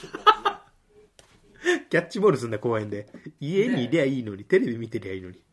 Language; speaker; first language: Japanese; native; Japanese